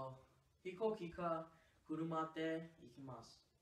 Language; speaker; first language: Japanese; non-native, learner; English